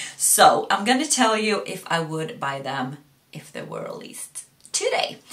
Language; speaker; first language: English; non-native, fluent; Swedish